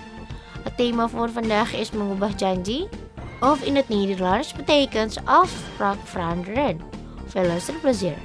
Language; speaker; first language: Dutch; non-native, fluent; Indonesian